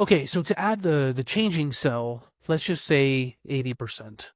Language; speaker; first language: English; native; English